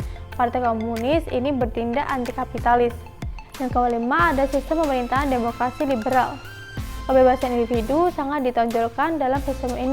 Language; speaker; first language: Indonesian; native; Indonesian